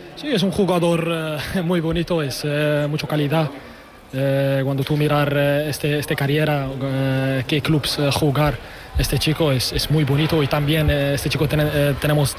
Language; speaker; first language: Spanish; non-native, learner; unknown